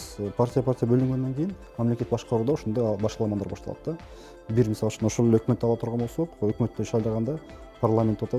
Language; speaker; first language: Kyrgyz; native; Kyrgyz